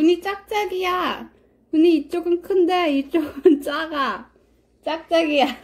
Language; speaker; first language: Korean; native; Korean